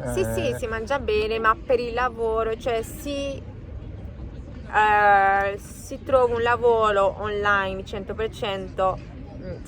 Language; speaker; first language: Italian; non-native, learner; Spanish